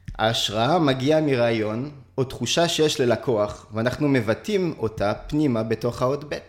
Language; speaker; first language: Hebrew; early bilingual, other home language; French